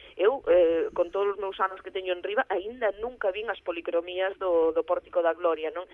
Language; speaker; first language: Galician; early bilingual, heritage; Galician